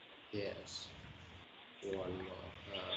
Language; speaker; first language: English; non-native, learner; Vietnamese